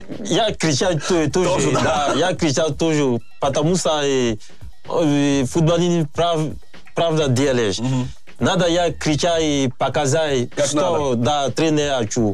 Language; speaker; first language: Russian; non-native, learner; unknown